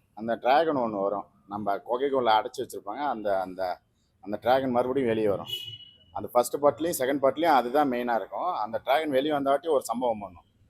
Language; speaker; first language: Tamil; native; Tamil